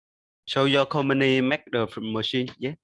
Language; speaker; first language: English; non-native, learner; Vietnamese